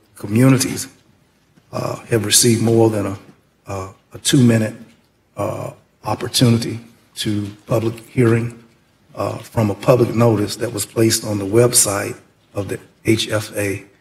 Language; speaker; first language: English; native; English